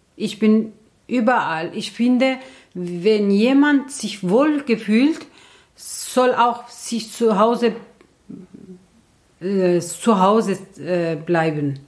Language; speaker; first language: German; non-native, learner; Kurdish